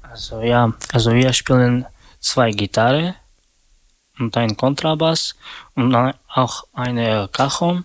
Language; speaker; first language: German; non-native, learner; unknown